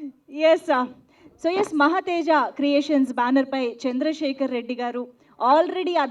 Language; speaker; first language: Telugu; native; Telugu